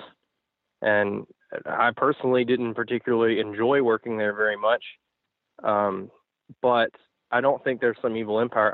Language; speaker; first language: English; native; English